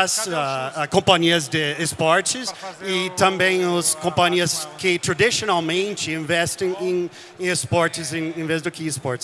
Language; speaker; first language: Portuguese; non-native, fluent; English